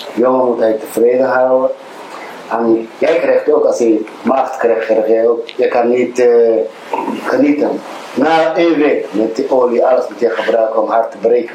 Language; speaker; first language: Dutch; non-native, learner; Somali